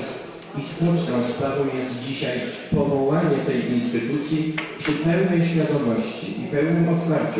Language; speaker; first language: Polish; native; Polish